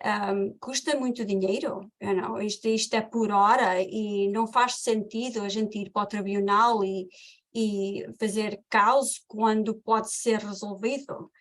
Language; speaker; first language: Portuguese; early bilingual, heritage; Portuguese